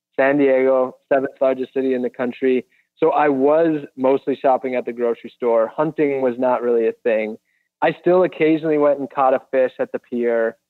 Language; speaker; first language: English; native; English